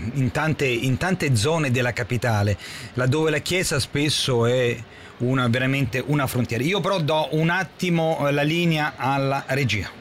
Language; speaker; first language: Italian; native; Italian